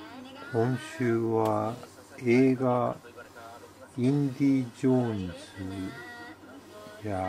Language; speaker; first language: Japanese; native; Japanese